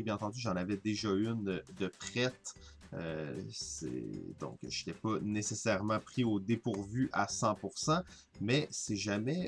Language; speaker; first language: French; native; French